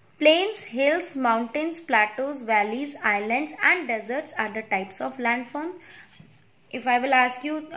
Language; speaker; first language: Hindi; native; Hindi